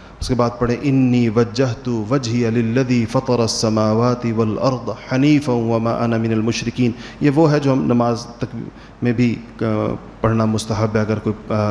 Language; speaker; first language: Urdu; native; Urdu